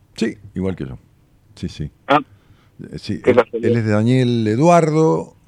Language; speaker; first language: Spanish; native; Spanish